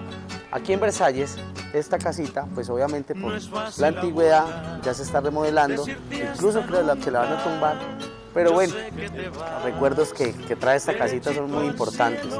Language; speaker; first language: Spanish; native; Spanish